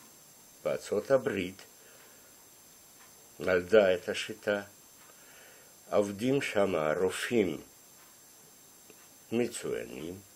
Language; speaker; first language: Hebrew; non-native, fluent; Russian